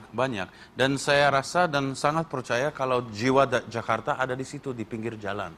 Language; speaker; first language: Indonesian; non-native, fluent; English